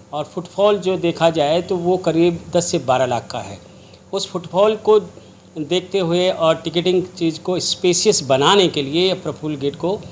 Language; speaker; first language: Hindi; native; Hindi